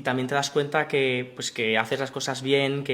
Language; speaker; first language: Spanish; native; Spanish